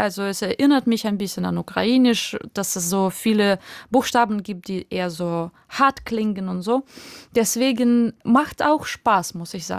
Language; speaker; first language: German; non-native, fluent; Russian